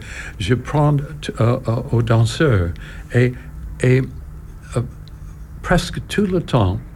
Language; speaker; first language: French; non-native, learner; English